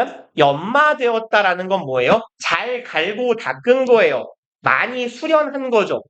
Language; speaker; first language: Korean; native; Korean